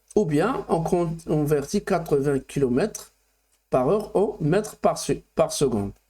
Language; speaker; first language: French; non-native, local second language; Arabic